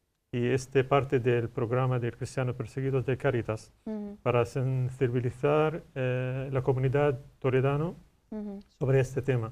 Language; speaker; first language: Spanish; non-native, learner; Arabic